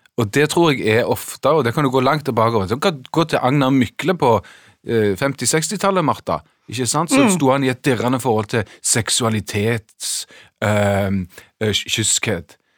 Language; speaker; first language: Norwegian; native; Norwegian